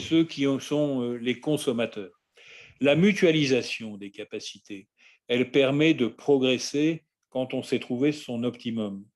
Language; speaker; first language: French; native; French